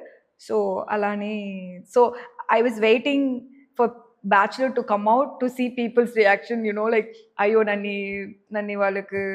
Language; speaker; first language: Telugu; non-native, local second language; Tamil